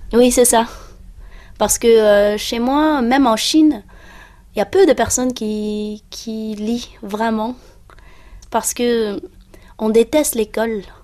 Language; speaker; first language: French; non-native, fluent; Uyghur